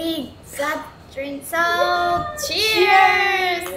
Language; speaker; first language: English; non-native, learner; Japanese